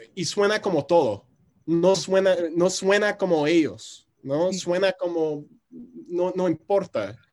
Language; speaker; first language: Spanish; non-native, fluent; English